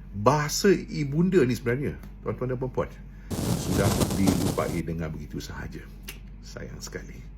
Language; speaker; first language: Malay; non-native, local second language; Chinese